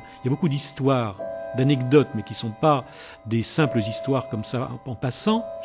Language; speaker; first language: French; native; French